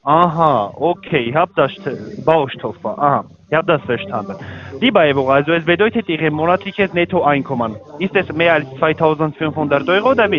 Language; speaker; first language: German; non-native, learner; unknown